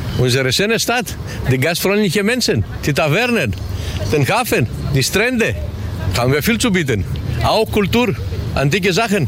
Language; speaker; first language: German; non-native, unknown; Greek